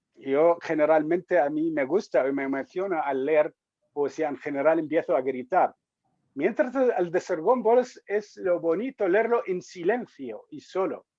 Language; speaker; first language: Spanish; non-native, fluent; Arabic